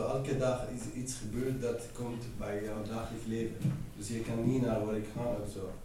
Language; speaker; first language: Dutch; non-native, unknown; Arabic